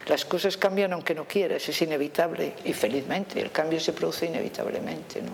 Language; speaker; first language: Spanish; native; Spanish